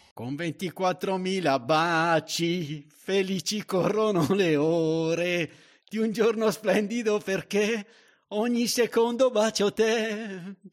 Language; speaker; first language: Italian; native; Italian